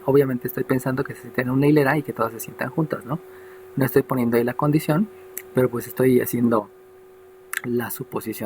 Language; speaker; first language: Spanish; native; Spanish